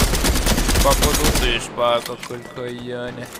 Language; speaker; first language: Italian; native; Italian